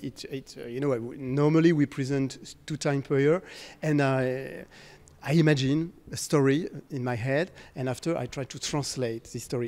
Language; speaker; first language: English; non-native, fluent; French